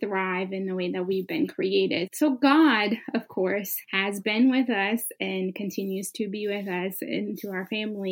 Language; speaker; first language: English; early bilingual, other home language; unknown